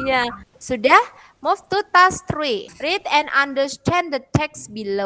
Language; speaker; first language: English; non-native, fluent; Indonesian